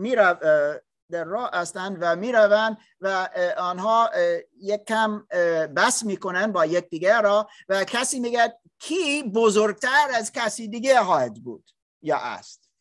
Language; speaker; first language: Persian; non-native, learner; English